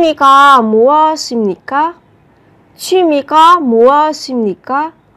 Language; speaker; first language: Korean; non-native, fluent; Vietnamese